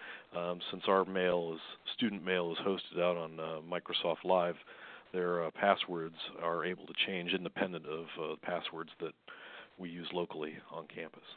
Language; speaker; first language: English; native; English